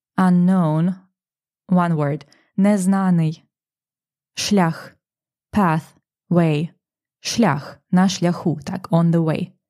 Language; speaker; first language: Ukrainian; native; Ukrainian